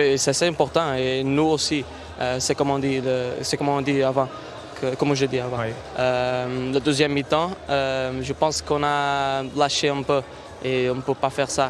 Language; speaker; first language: French; non-native, learner; Portuguese